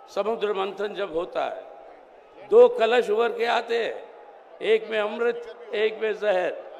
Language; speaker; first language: Hindi; non-native, local second language; Telugu